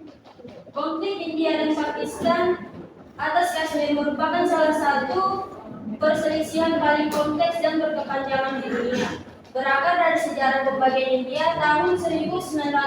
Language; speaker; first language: Indonesian; native; Indonesian